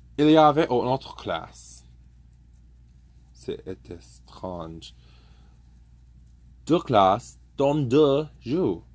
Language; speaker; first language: French; non-native, learner; English